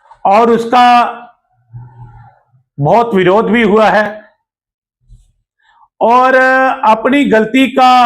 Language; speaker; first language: Hindi; non-native, local second language; Punjabi